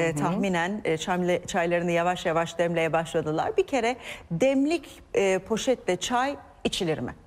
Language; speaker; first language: Turkish; native; Turkish